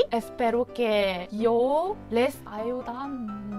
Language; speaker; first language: Spanish; non-native, learner; Korean